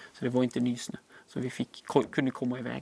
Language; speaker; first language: Swedish; native; Swedish